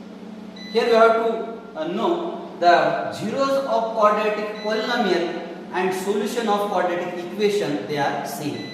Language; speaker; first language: English; non-native, local second language; Marathi